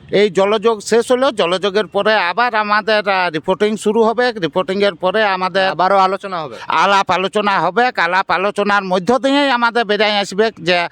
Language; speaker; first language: Bangla; native; Bangla